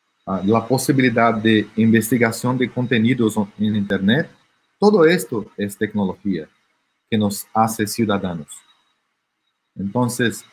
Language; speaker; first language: Spanish; non-native, fluent; Portuguese